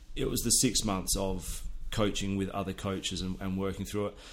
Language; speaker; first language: English; native; English